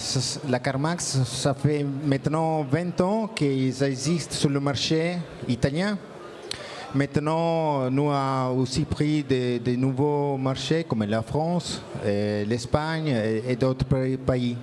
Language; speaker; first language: French; non-native, learner; Italian